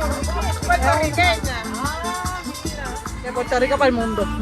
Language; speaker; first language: Spanish; native; Spanish